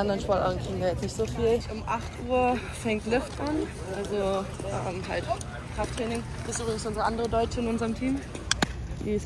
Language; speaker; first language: German; native; German